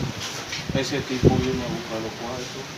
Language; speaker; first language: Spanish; non-native, learner; Haitian Creole